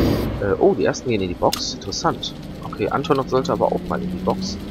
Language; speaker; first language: German; native; German